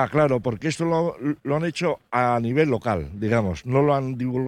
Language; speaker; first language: Spanish; native; Spanish